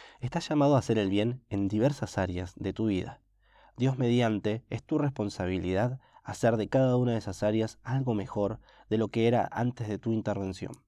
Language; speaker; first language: Spanish; native; Spanish